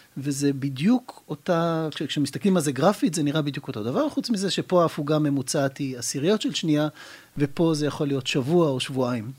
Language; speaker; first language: Hebrew; native; Hebrew